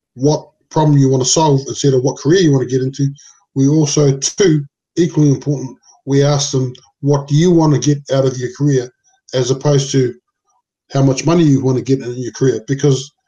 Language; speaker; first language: English; non-native, local second language; Samoan